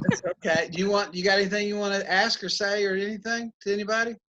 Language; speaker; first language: English; native; English